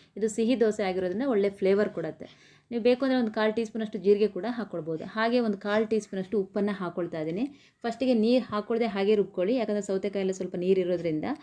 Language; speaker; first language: Kannada; native; Kannada